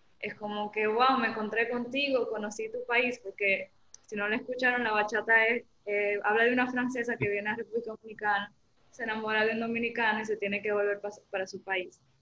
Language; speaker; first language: Spanish; early bilingual, other home language; French